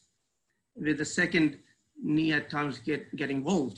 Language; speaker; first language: English; non-native, local second language; Urdu